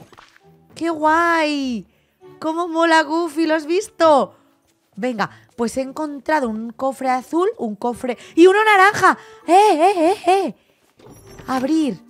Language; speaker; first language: Spanish; native; Spanish